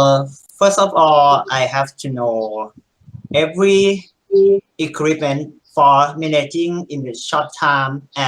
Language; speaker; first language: English; non-native, learner; Thai